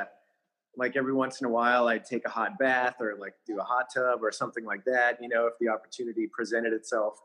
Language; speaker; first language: English; native; English